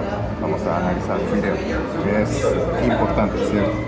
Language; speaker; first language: Spanish; non-native, learner; Japanese